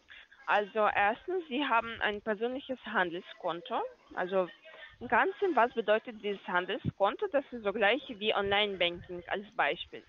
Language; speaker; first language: German; non-native, learner; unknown